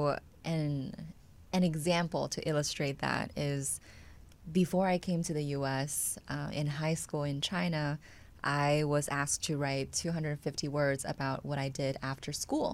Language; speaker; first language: English; non-native, fluent; Chinese